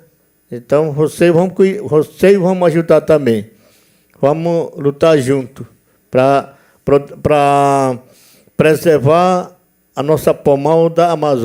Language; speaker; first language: Portuguese; non-native, local second language; Yanomámi